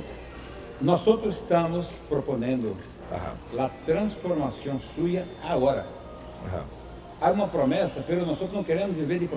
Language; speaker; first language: Spanish; non-native, fluent; Portuguese